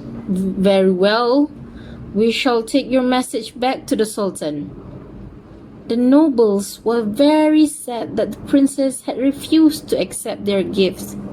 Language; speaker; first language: English; non-native, local second language; Malay